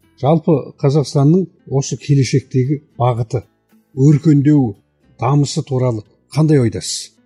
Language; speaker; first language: Kazakh; native; Kazakh